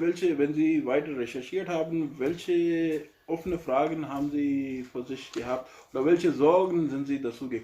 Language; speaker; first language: German; non-native, learner; Urdu